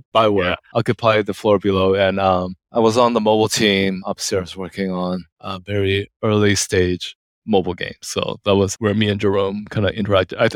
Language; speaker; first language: English; native; English